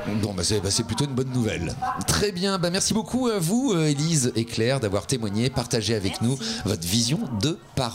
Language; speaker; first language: French; native; French